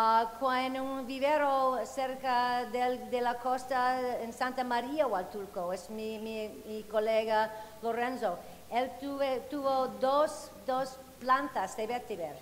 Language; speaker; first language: Spanish; non-native, fluent; English